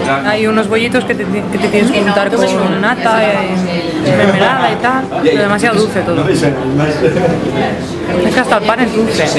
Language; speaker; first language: Spanish; native; Spanish